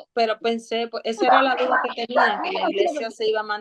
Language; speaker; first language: Spanish; native; Spanish